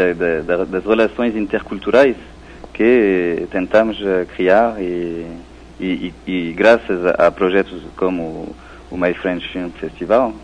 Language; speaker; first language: Portuguese; non-native, fluent; French